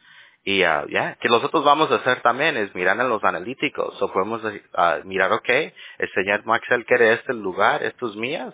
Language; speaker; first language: Spanish; early bilingual, heritage; Spanish